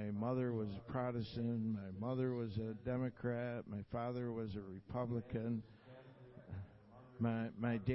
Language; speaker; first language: English; native; English